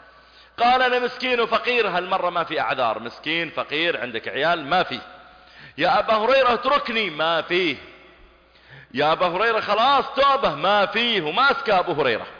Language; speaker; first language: Arabic; native; Arabic